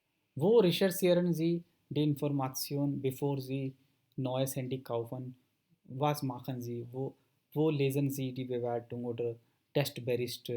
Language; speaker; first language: German; non-native, fluent; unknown